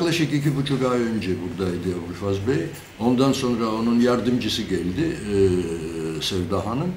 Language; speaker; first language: Turkish; non-native, fluent; Georgian